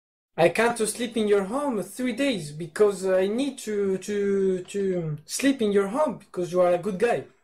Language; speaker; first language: English; non-native, learner; French